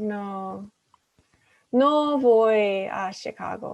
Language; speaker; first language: Spanish; non-native, learner; English